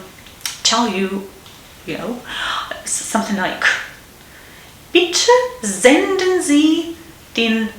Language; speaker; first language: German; non-native, fluent; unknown